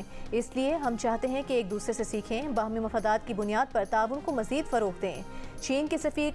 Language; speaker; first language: Urdu; native; Urdu